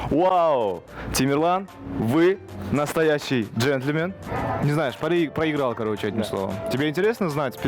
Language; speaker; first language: Russian; native; Russian